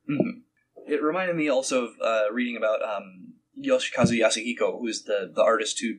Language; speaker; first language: English; native; English